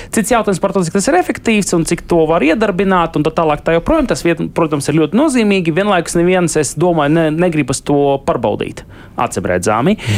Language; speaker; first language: Latvian; non-native, local second language; Russian